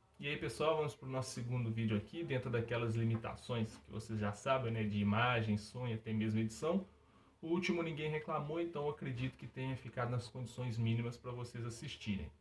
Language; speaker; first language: Portuguese; native; Portuguese